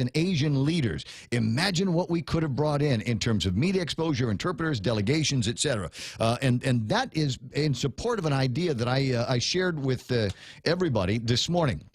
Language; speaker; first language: English; native; English